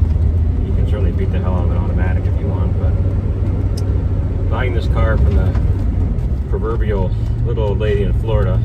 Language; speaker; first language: English; native; English